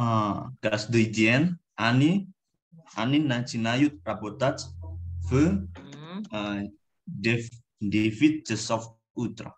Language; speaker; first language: Russian; non-native, learner; Indonesian